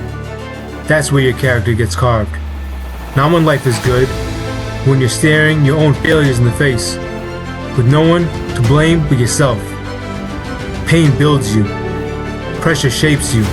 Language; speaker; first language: English; native; English